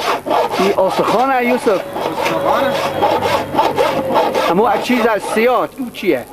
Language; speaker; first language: Persian; native; Persian